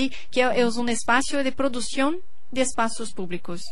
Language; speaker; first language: Spanish; non-native, learner; Portuguese